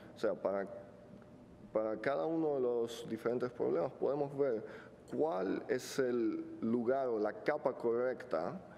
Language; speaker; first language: Spanish; non-native, fluent; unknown